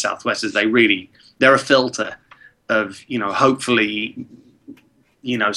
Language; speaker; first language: English; early bilingual, other home language; Czech